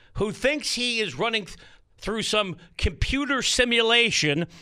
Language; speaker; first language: English; native; English